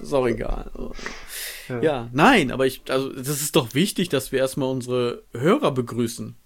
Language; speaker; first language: German; native; German